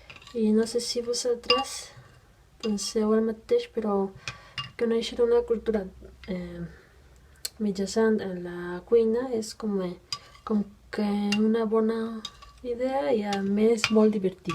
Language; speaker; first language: Catalan; non-native, fluent; Spanish